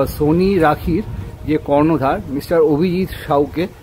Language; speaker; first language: Hindi; non-native, local second language; Bangla